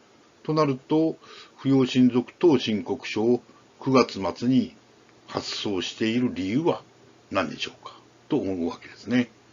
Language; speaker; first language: Japanese; native; Japanese